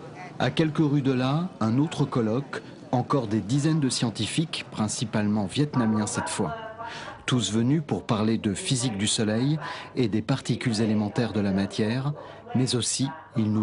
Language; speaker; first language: French; native; French